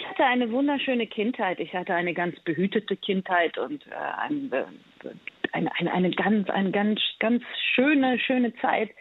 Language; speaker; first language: German; early bilingual, other home language; Persian